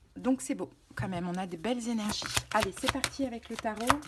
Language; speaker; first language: French; native; French